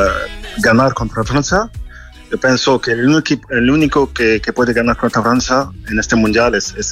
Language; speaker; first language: Spanish; non-native, fluent; French